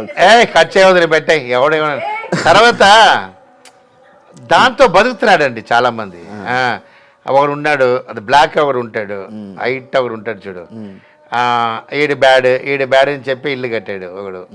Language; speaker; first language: Telugu; non-native, learner; Tamil